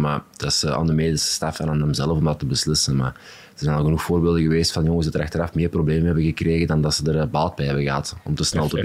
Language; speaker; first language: Dutch; native; Dutch